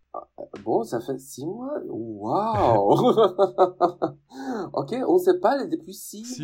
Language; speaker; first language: French; non-native, fluent; Portuguese